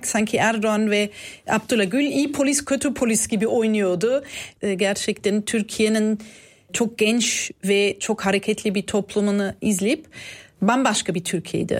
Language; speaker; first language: Turkish; non-native, fluent; German